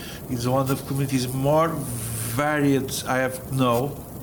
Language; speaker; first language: English; non-native, fluent; Portuguese